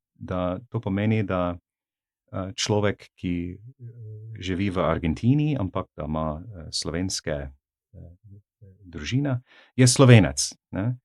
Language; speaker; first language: Slovenian; non-native, fluent; English